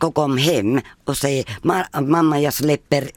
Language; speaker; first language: Swedish; non-native, fluent; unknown